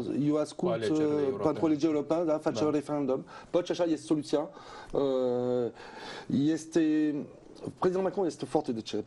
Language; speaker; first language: Romanian; non-native, learner; French